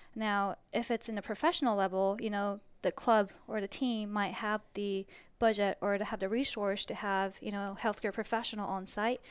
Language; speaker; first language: English; early bilingual, other home language; Japanese